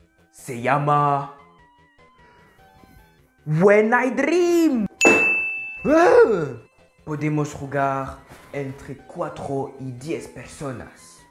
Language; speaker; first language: Spanish; non-native, learner; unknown